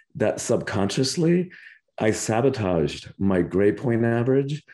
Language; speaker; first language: English; early bilingual, other home language; Spanish